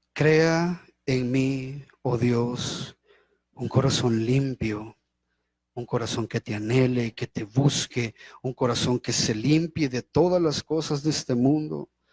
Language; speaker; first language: Spanish; native; Spanish